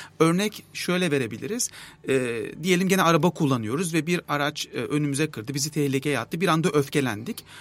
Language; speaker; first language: Turkish; native; Turkish